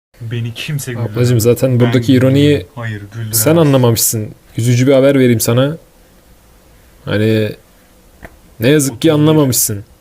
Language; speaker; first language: Turkish; native; Turkish